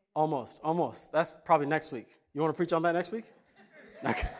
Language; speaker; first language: English; early bilingual, other home language; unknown